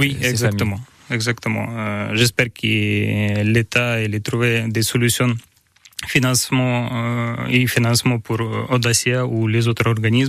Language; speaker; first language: French; non-native, learner; Ukrainian